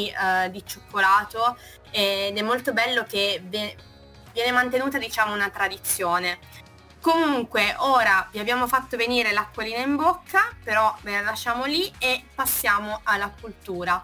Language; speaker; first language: Italian; native; Italian